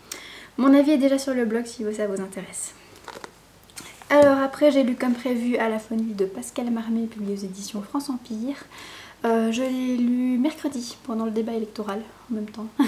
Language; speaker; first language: French; native; French